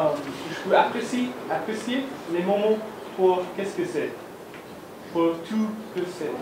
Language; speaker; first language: French; non-native, learner; English